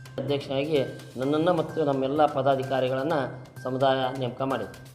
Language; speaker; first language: Kannada; non-native, local second language; Urdu